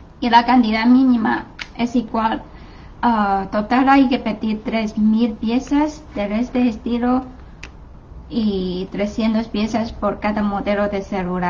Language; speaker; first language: Spanish; non-native, learner; Chinese